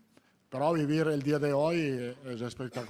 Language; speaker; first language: Spanish; non-native, fluent; Italian